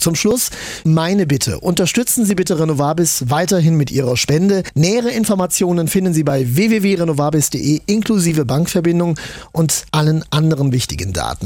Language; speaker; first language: German; native; German